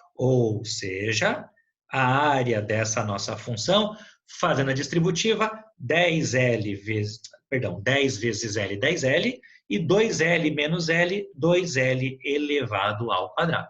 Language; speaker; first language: Portuguese; native; Portuguese